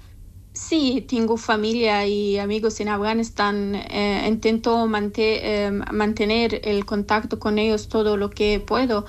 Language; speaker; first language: Spanish; non-native, learner; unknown